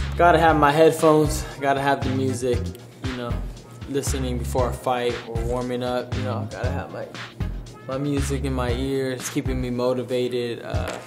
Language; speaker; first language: English; native; English